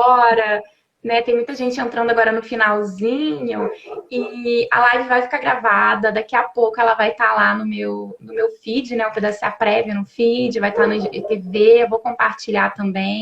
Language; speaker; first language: Portuguese; native; Portuguese